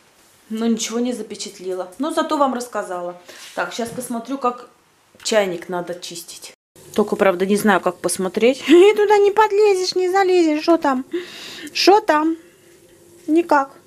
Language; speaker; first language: Russian; native; Russian